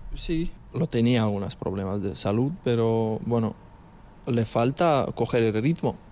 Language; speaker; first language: Spanish; non-native, fluent; Ukrainian